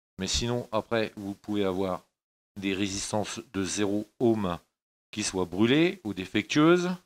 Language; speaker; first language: French; native; French